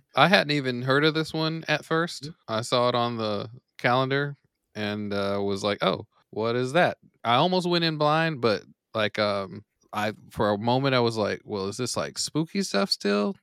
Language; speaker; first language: English; native; English